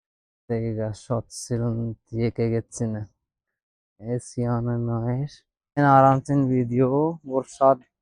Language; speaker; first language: Armenian; non-native, learner; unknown